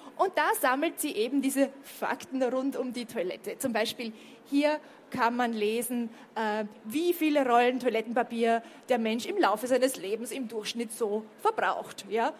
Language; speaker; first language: German; native; German